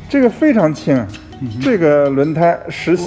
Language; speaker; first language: Chinese; native; Chinese